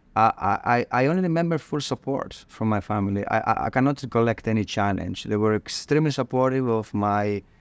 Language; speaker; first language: English; non-native, fluent; Greek